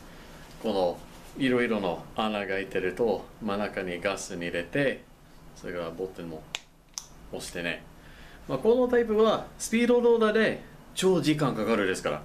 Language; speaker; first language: Japanese; non-native, learner; English